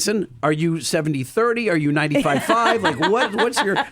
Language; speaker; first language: English; native; English